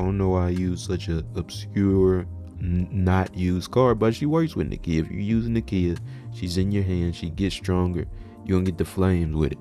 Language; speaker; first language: English; native; English